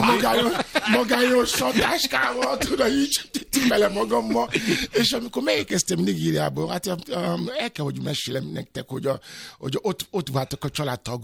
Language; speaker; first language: Hungarian; non-native, fluent; Yoruba